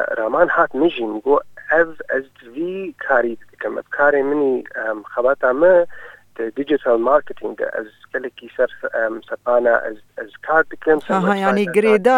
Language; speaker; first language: Kurdish; early bilingual, heritage; Kurdish